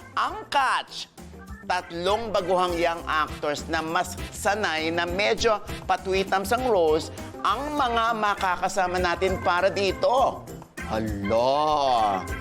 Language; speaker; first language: Filipino; native; Filipino